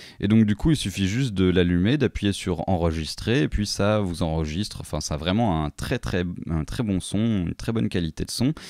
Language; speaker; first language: French; native; French